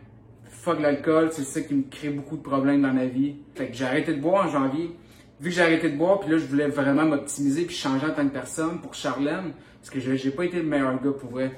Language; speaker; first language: French; native; French